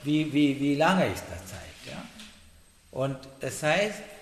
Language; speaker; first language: German; non-native, fluent; Sinhala